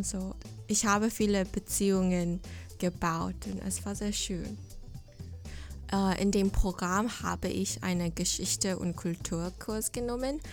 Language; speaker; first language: German; non-native, fluent; English